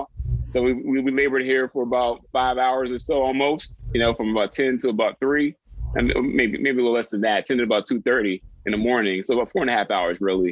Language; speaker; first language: English; native; English